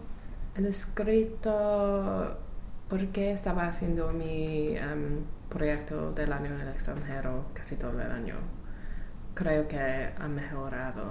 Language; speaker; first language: Spanish; non-native, learner; English